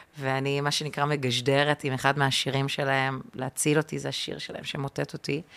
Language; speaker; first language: Hebrew; early bilingual, other home language; Russian